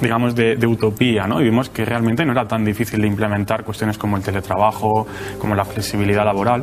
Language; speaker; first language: Spanish; native; Spanish